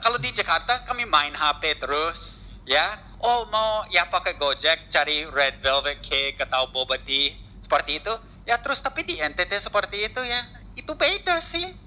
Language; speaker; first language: Indonesian; non-native, learner; English